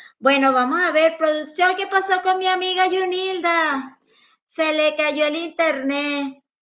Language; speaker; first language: Spanish; native; Spanish